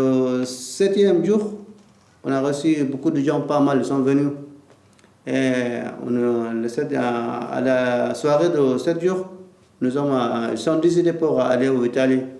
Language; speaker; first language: French; non-native, learner; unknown